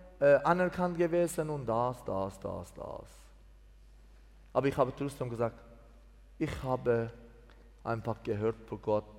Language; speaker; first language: German; non-native, learner; Persian